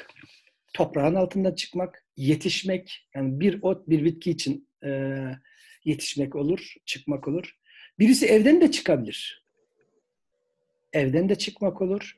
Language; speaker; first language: Turkish; native; Turkish